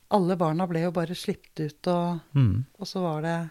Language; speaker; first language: Norwegian; early bilingual, other home language; Danish